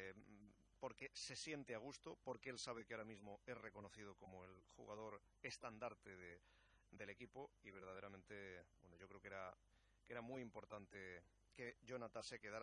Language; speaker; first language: Spanish; native; Spanish